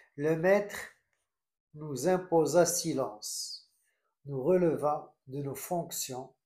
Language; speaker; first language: French; non-native, local second language; Arabic